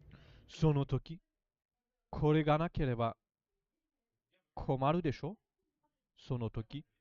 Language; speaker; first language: Japanese; non-native, learner; English